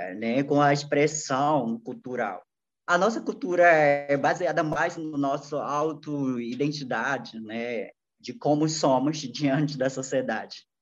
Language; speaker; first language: Portuguese; non-native, local second language; Ticuna